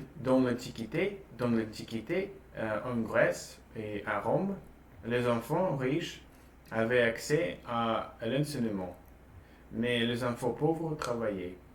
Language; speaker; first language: French; non-native, learner; Russian